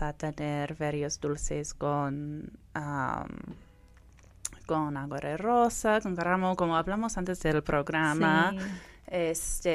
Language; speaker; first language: Spanish; early bilingual, heritage; Spanish